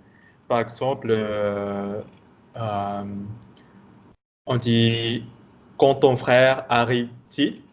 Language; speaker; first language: French; non-native, fluent; Vietnamese